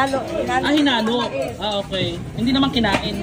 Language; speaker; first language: Filipino; native; Filipino